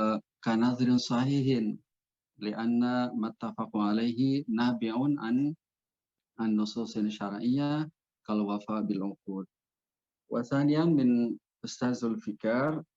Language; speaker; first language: Arabic; non-native, fluent; Indonesian